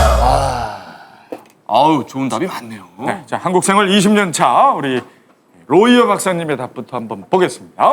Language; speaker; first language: Korean; native; Korean